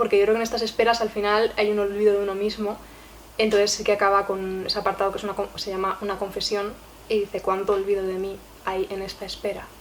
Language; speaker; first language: Spanish; native; Spanish